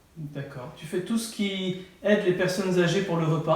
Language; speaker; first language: French; native; French